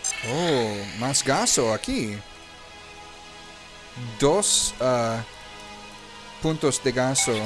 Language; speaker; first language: Spanish; non-native, learner; English